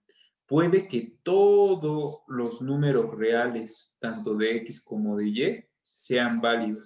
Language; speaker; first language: Spanish; native; Spanish